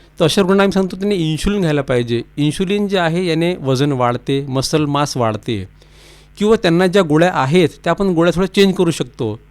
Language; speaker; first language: Marathi; native; Marathi